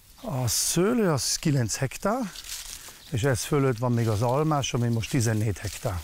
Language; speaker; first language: Hungarian; non-native, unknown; German